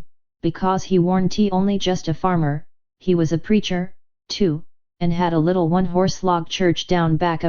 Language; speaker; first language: English; native; English